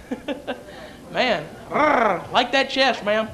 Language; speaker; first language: English; native; English